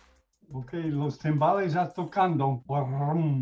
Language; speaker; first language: Spanish; non-native, learner; English